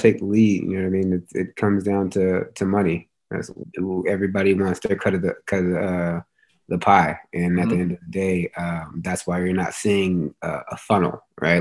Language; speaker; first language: English; native; English